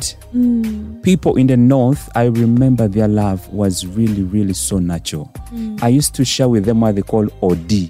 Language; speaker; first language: English; non-native, local second language; Ganda